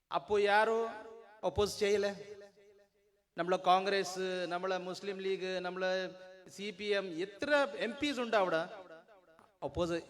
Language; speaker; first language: Malayalam; non-native, learner; Urdu